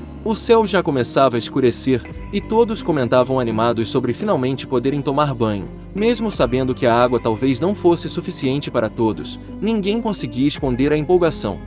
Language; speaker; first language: Portuguese; native; Portuguese